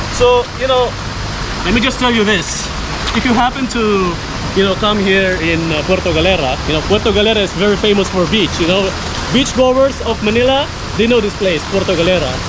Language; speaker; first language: English; non-native, local second language; Cebuano